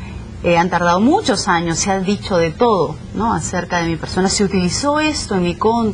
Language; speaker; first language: Spanish; native; Spanish